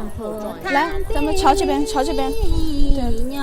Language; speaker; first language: Chinese; native; Chinese